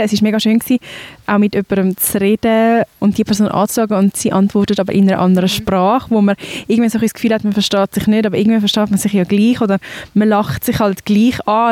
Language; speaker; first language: German; native; German